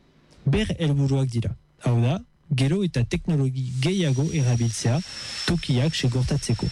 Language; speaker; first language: Basque; non-native, local second language; French